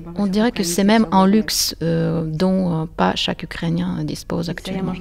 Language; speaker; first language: French; non-native, fluent; Ukrainian